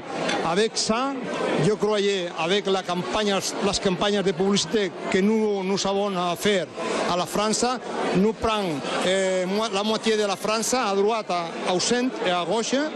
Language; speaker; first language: French; non-native, learner; Spanish